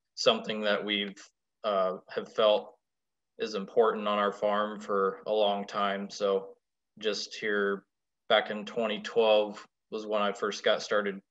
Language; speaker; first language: English; native; English